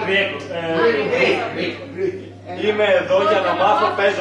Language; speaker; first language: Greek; non-native, learner; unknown